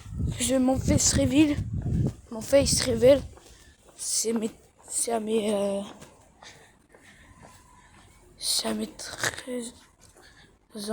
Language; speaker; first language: French; early bilingual, other home language; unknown